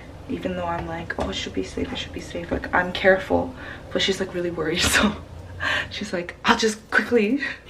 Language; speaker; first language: English; early bilingual, other home language; Korean